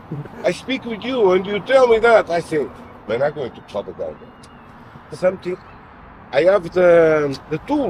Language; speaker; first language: English; non-native, learner; Portuguese